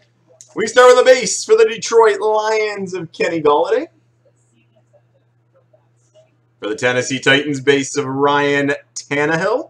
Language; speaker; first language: English; native; English